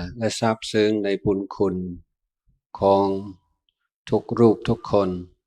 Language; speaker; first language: Thai; non-native, fluent; English